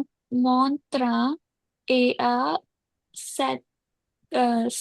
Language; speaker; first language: French; non-native, learner; Hindi